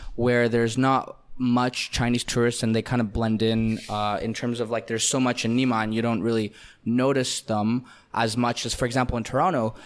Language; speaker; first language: English; non-native, fluent; Russian